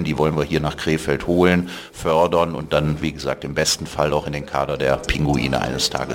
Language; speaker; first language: German; native; German